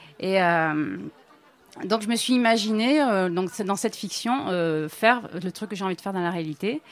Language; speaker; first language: French; native; French